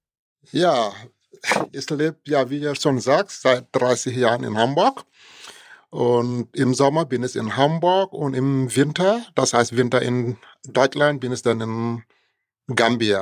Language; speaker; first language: German; non-native, fluent; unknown